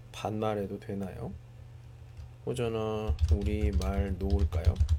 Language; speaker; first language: Korean; native; Korean